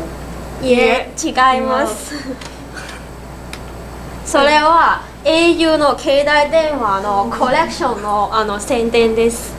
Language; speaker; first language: Japanese; non-native, learner; Cantonese